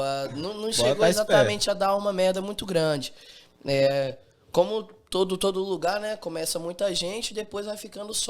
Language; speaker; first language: Portuguese; native; Portuguese